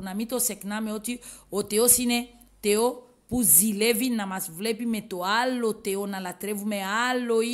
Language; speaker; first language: Greek; non-native, learner; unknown